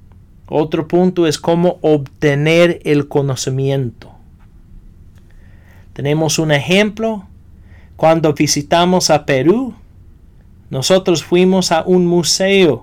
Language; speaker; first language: Spanish; non-native, fluent; English